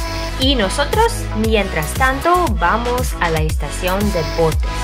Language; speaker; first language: Spanish; non-native, fluent; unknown